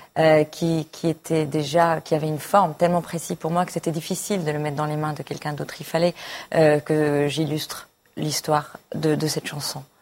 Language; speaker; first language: French; early bilingual, other home language; Hebrew